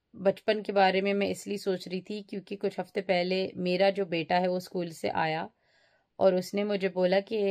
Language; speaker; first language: Urdu; early bilingual, heritage; Urdu